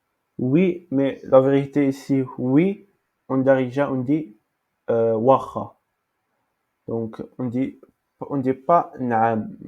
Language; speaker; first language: French; non-native, local second language; Arabic